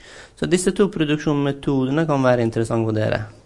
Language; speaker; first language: Norwegian; non-native, fluent; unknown